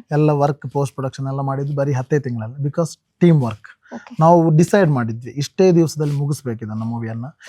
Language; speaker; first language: Kannada; non-native, local second language; Tulu